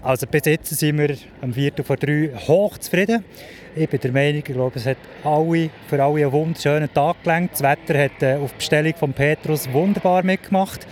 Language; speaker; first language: German; native; German